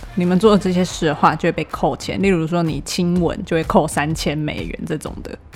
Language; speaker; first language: Chinese; native; Chinese